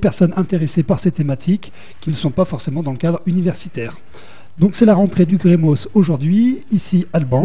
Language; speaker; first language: French; native; French